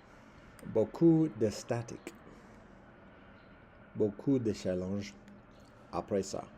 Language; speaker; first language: French; non-native, learner; English